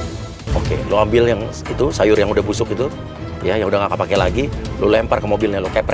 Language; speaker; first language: Indonesian; native; Indonesian